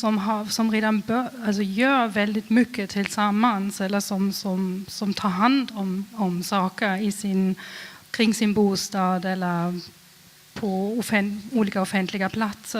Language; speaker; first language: Swedish; non-native, fluent; German